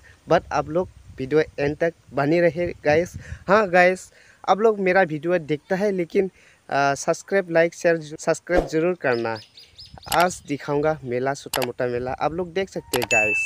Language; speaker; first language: Hindi; non-native, local second language; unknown